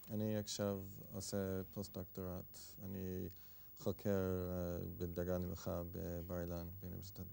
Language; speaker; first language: Hebrew; non-native, fluent; English